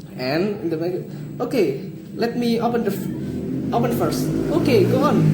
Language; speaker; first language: English; non-native, learner; Indonesian